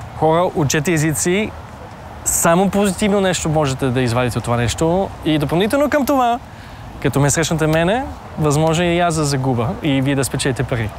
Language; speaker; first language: Bulgarian; early bilingual, heritage; Bulgarian